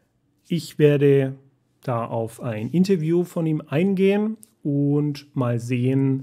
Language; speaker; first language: German; native; German